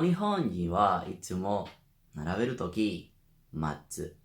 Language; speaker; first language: Japanese; non-native, learner; Spanish